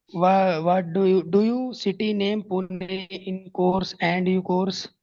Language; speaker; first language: English; non-native, learner; Hindi